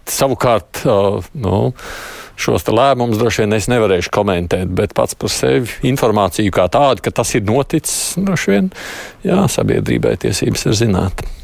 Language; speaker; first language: Latvian; native; Latvian